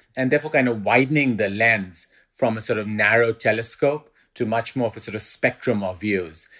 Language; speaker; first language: English; non-native, local second language; Urdu